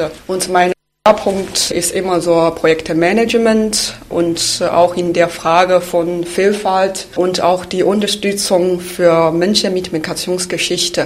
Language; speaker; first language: German; non-native, fluent; Chinese